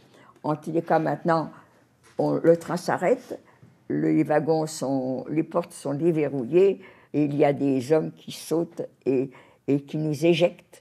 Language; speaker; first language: French; native; French